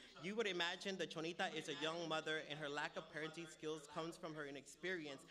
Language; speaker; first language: English; early bilingual, other home language; Spanish